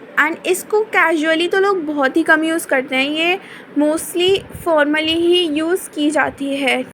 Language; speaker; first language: Hindi; native; Hindi